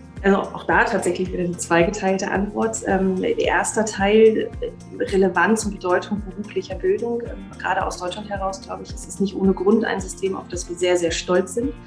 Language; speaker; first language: German; native; German